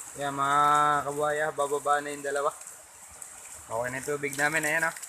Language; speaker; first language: Filipino; native; Filipino